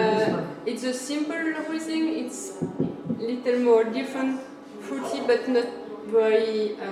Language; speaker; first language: English; non-native, learner; French